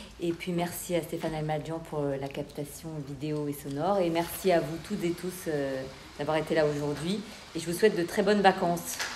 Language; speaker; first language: French; native; French